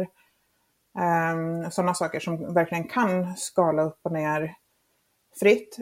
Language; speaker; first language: Swedish; non-native, fluent; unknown